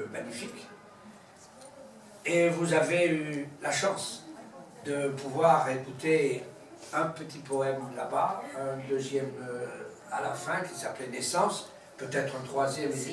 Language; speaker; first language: French; native; French